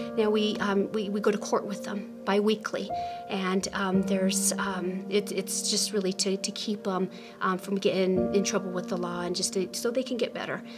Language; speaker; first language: English; native; English